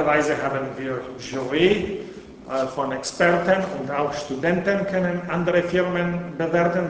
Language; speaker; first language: German; non-native, fluent; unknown